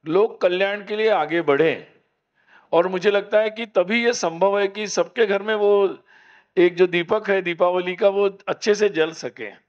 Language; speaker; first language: Hindi; non-native, local second language; Marathi